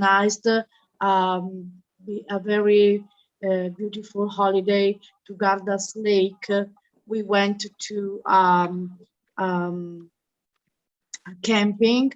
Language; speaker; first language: English; non-native, learner; Italian